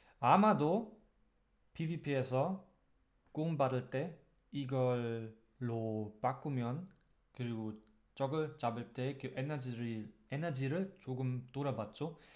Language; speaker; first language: Korean; non-native, learner; German